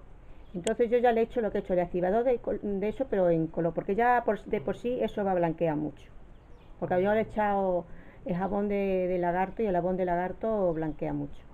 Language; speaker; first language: Spanish; native; Spanish